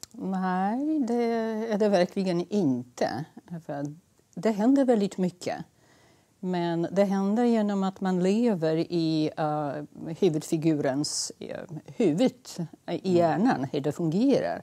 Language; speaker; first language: Swedish; non-native, fluent; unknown